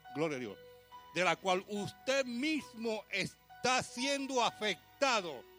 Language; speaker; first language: Spanish; early bilingual, heritage; Spanish